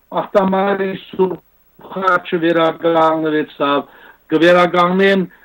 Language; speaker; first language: Armenian; native; Armenian